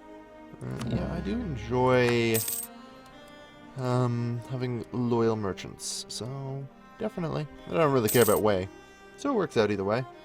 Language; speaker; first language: English; native; English